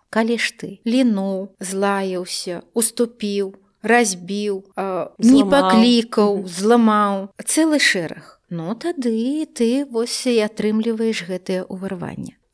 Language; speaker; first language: Belarusian; native; Belarusian